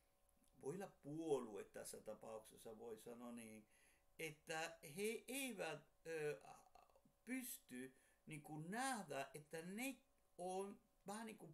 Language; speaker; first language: Finnish; non-native, fluent; Spanish